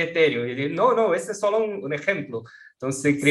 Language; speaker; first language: Spanish; non-native, fluent; Portuguese